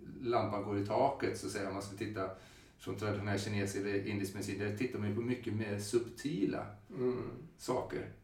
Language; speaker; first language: Swedish; native; Swedish